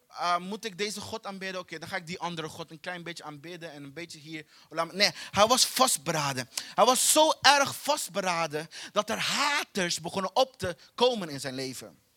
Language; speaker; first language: Dutch; non-native, fluent; Portuguese